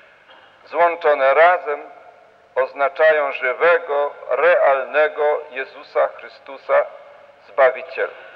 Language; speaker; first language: Polish; native; Polish